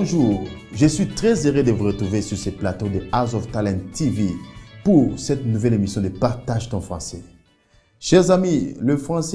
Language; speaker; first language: French; non-native, fluent; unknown